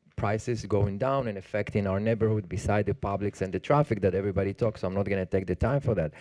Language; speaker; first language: English; non-native, learner; Hebrew